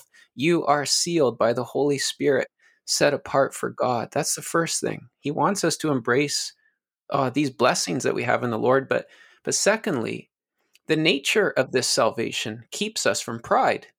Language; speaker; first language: English; native; English